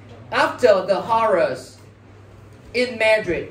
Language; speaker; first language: English; non-native, fluent; Vietnamese